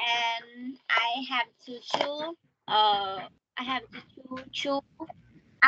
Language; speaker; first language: English; non-native, learner; Vietnamese